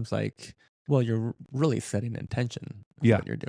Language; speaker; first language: English; native; English